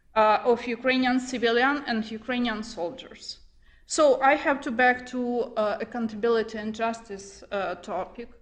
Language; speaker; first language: English; non-native, fluent; Ukrainian